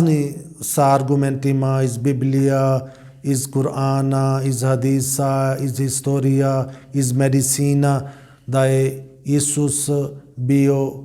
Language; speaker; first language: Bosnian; non-native, learner; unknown